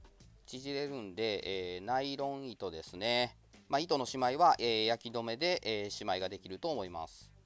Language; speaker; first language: Japanese; native; Japanese